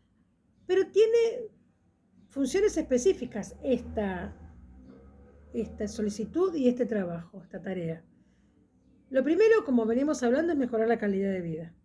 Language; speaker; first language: Spanish; native; Spanish